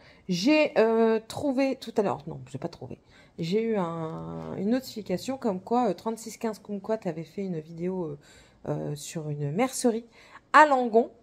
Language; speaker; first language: French; native; French